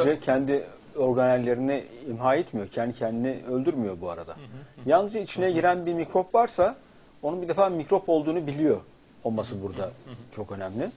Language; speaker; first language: Turkish; native; Turkish